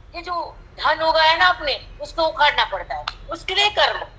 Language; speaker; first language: Hindi; non-native, local second language; Marathi